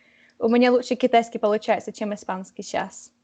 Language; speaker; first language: Russian; early bilingual, heritage; Russian